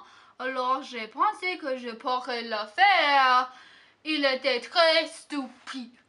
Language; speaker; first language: French; non-native, learner; English